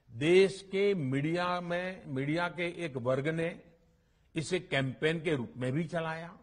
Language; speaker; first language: Hindi; non-native, local second language; Gujarati